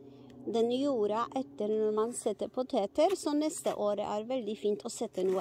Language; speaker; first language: Norwegian; non-native, learner; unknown